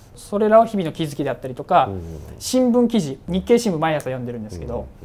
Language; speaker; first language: Japanese; native; Japanese